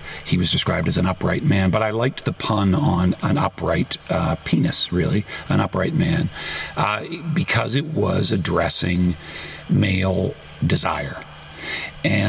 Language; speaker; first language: English; native; English